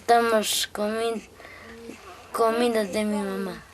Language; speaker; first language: Spanish; non-native, local second language; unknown